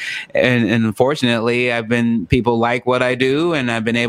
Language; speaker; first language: English; native; English